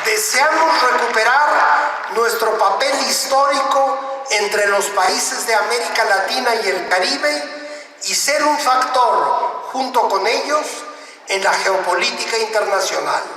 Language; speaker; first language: Spanish; native; Spanish